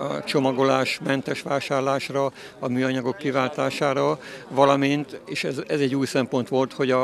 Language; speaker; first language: Hungarian; native; Hungarian